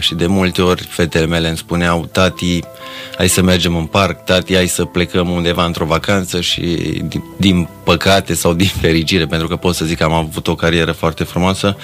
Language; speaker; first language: Romanian; native; Romanian